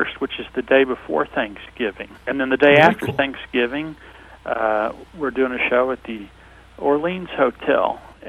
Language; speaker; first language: English; native; English